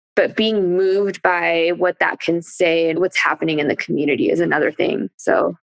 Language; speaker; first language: English; native; English